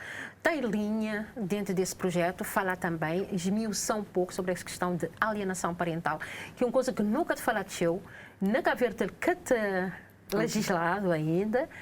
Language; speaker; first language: Portuguese; non-native, local second language; Kabuverdianu